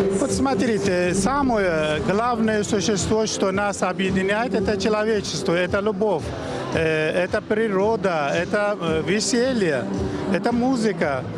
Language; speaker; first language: Russian; non-native, fluent; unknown